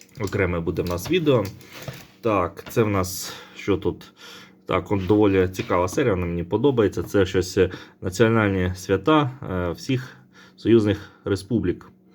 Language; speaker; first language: Ukrainian; non-native, local second language; Russian